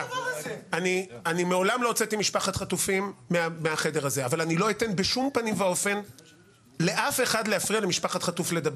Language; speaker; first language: Hebrew; native; Hebrew